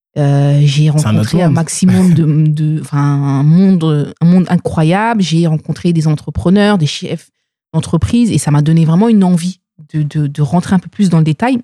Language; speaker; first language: French; native; French